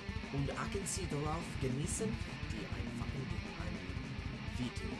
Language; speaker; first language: German; non-native, learner; English